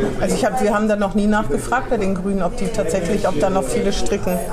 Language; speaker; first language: German; native; German